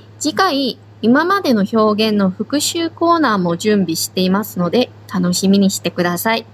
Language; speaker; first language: Japanese; non-native, fluent; Korean